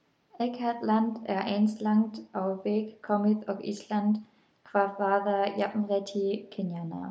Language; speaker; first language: Icelandic; non-native, learner; German